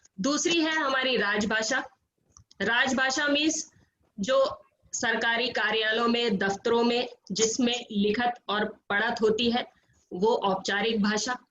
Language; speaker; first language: Hindi; native; Hindi